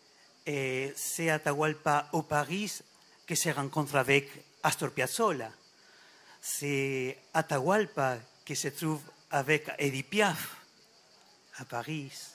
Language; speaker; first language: French; non-native, fluent; Spanish